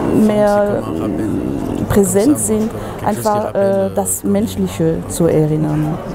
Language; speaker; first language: German; non-native, fluent; Arabic